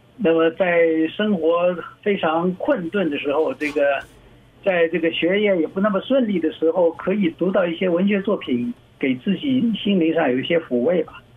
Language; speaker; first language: Chinese; native; Chinese